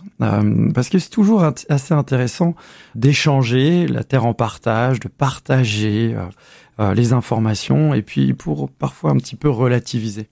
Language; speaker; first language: French; native; French